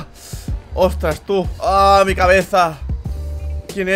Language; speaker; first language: Spanish; native; Spanish